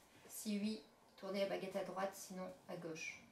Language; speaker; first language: French; native; French